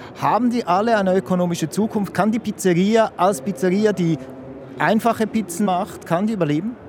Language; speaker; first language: German; native; German